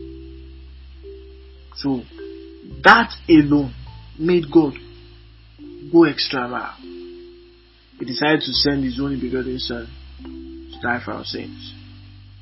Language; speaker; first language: English; non-native, local second language; Yoruba